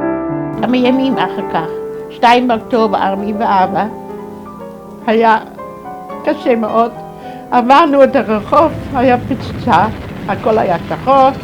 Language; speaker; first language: Hebrew; non-native, fluent; German